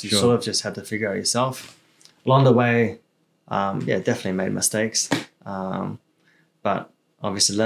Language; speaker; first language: English; early bilingual, other home language; Chinese